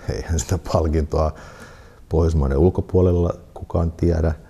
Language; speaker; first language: Finnish; native; Finnish